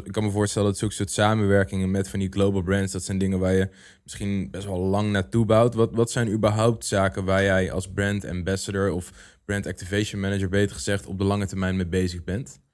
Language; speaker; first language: Dutch; native; Dutch